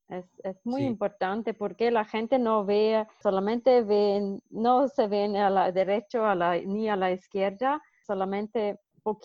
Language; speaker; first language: Spanish; non-native, learner; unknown